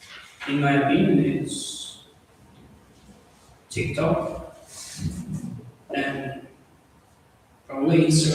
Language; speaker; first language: English; non-native, fluent; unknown